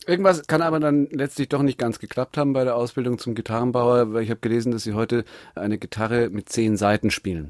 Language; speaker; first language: German; native; German